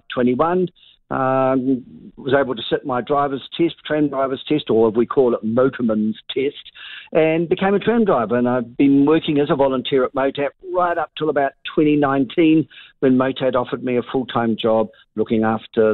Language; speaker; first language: English; native; English